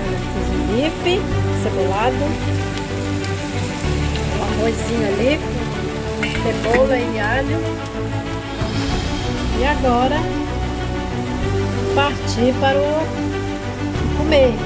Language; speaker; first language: Portuguese; native; Portuguese